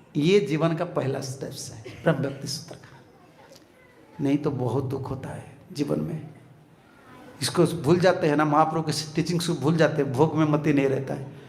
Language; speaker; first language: Hindi; non-native, local second language; Bangla